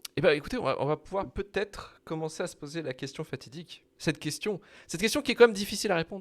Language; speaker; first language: French; native; French